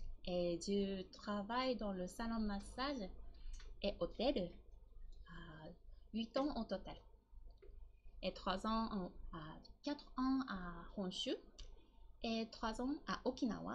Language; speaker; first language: French; non-native, learner; Japanese